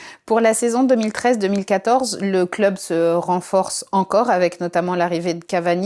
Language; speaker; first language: French; native; French